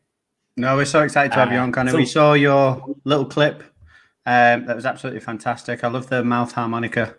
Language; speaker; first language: English; native; English